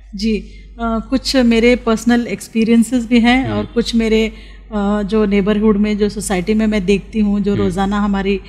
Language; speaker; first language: Hindi; non-native, local second language; Urdu